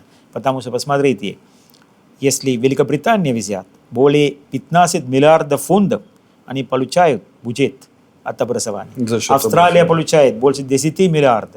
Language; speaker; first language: Russian; non-native, fluent; Sinhala